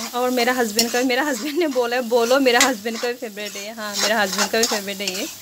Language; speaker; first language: Hindi; non-native, local second language; Nepali